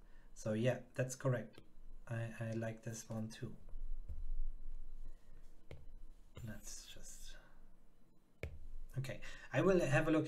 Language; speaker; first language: English; non-native, fluent; German